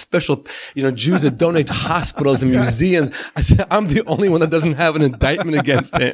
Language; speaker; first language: English; non-native, fluent; Hebrew